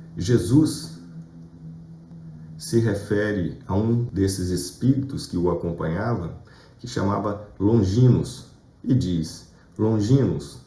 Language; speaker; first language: Portuguese; native; Portuguese